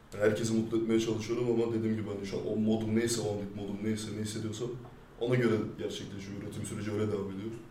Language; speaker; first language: Turkish; early bilingual, heritage; French